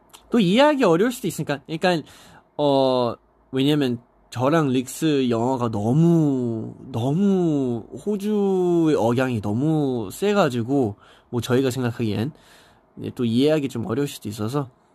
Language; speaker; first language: Korean; non-native, fluent; English